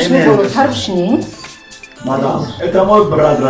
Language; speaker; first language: Russian; non-native, learner; Tajik